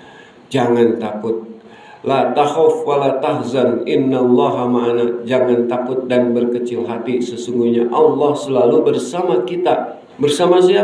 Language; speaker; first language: Indonesian; non-native, local second language; Sundanese